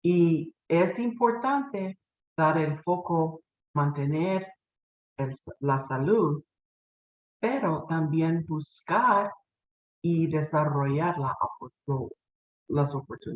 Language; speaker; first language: Spanish; non-native, fluent; English